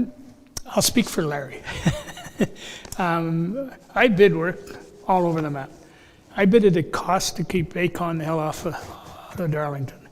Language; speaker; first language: English; native; English